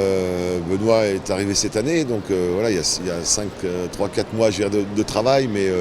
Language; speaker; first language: French; native; French